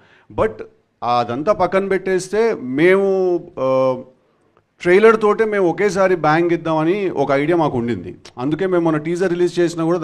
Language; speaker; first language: Telugu; native; Telugu